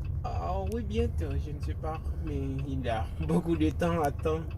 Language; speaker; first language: French; non-native, local second language; Haitian Creole